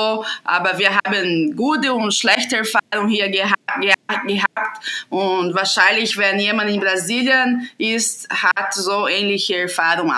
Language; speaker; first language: German; non-native, fluent; Portuguese